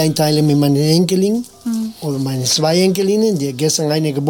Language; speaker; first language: German; non-native, fluent; Spanish